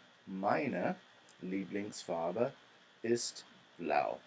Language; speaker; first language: German; non-native, fluent; English